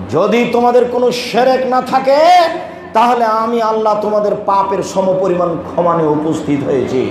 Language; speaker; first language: Bangla; native; Bangla